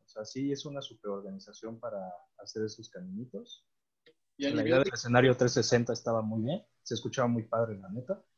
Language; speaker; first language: Spanish; native; Spanish